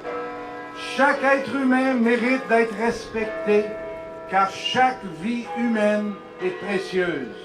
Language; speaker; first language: French; native; French